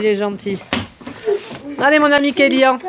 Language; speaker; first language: French; native; French